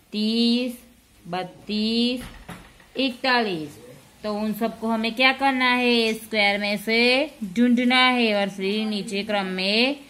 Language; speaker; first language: Hindi; non-native, local second language; Gujarati